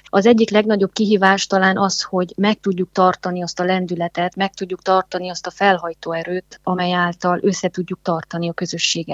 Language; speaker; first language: Hungarian; native; Hungarian